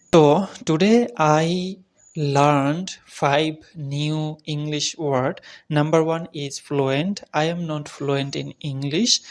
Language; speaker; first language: English; non-native, learner; Bangla